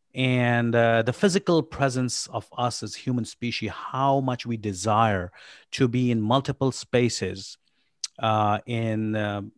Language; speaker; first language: English; non-native, local second language; Urdu